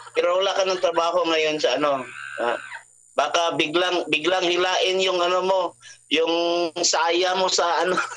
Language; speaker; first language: Filipino; non-native, local second language; Cebuano